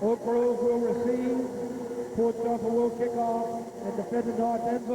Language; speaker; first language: English; native; English